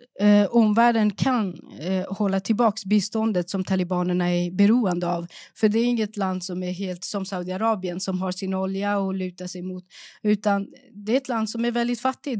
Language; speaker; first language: Swedish; early bilingual, other home language; Persian